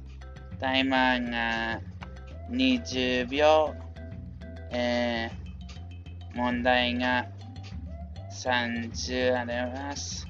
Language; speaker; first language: Japanese; non-native, learner; English